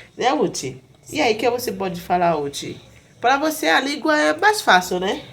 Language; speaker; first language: Portuguese; non-native, fluent; Haitian Creole